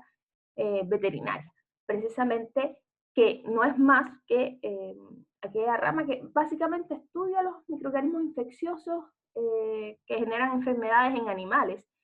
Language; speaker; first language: Spanish; native; Spanish